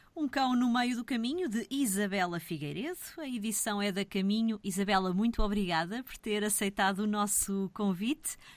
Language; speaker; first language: Portuguese; native; Portuguese